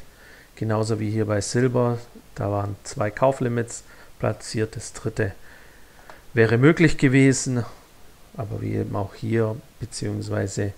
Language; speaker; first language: German; native; German